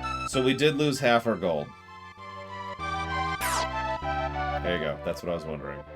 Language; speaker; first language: English; native; English